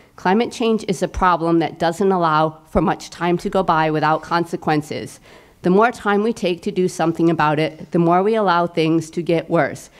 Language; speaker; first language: English; native; English